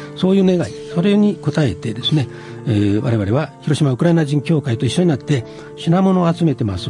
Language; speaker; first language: Japanese; native; Japanese